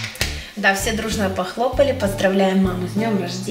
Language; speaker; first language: Russian; native; Russian